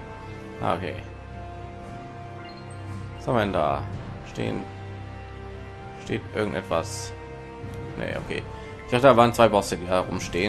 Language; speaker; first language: German; native; German